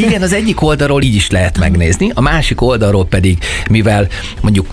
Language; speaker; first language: Hungarian; native; Hungarian